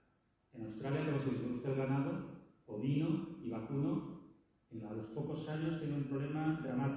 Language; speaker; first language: Spanish; native; Spanish